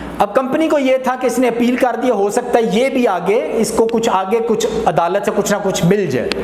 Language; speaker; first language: Urdu; non-native, local second language; Punjabi